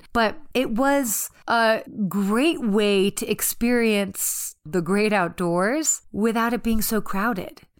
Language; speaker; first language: English; native; English